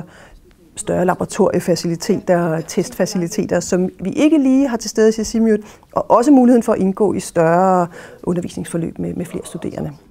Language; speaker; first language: Danish; native; Danish